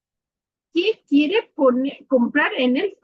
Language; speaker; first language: Spanish; non-native, learner; Bangla